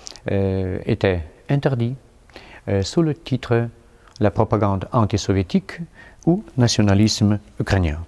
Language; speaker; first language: French; non-native, fluent; Ukrainian